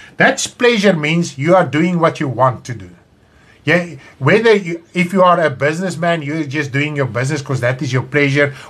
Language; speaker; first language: English; non-native, local second language; Afrikaans